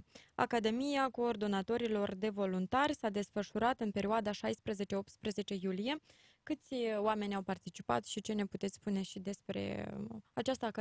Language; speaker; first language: Romanian; native; Romanian